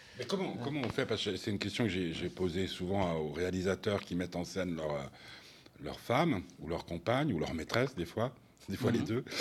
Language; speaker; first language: French; native; French